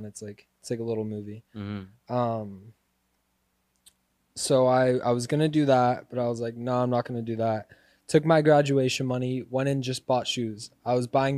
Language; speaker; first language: English; native; English